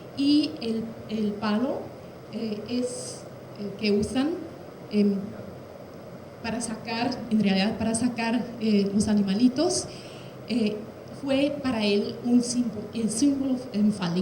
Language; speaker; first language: Spanish; non-native, fluent; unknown